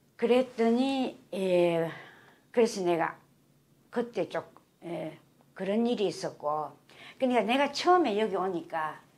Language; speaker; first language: Korean; native; Korean